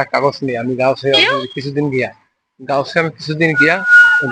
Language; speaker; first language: Hindi; non-native, learner; Bangla